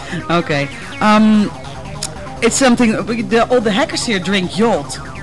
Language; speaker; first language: English; non-native, fluent; Dutch